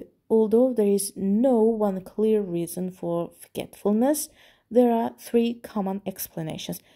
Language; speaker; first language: English; non-native, fluent; Azerbaijani